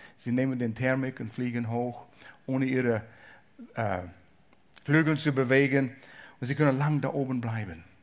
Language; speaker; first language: German; non-native, fluent; English